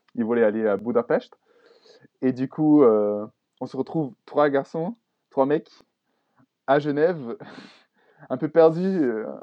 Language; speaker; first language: French; non-native, fluent; German